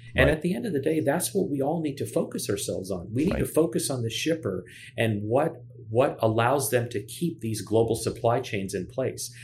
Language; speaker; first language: English; native; English